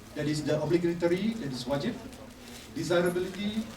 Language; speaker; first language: English; non-native, local second language; Malay